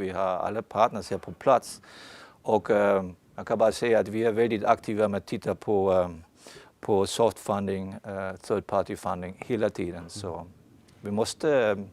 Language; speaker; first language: Swedish; non-native, fluent; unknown